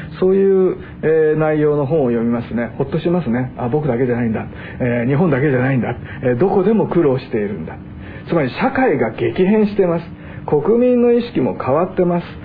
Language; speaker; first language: Japanese; native; Japanese